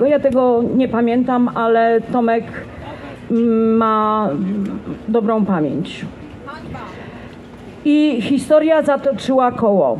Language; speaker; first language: Polish; native; Polish